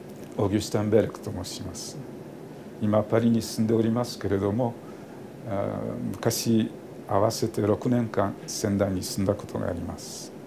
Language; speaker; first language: Japanese; non-native, fluent; French